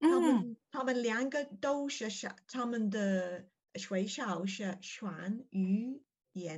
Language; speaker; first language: Chinese; non-native, learner; English